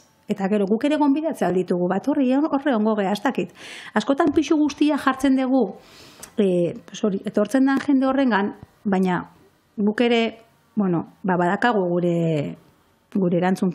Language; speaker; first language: Basque; native; Basque